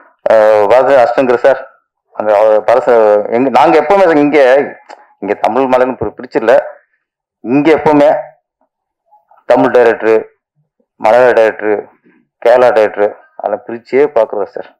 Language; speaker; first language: Tamil; native; Tamil